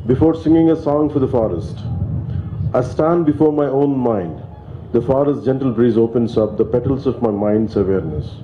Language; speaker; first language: English; non-native, local second language; Kannada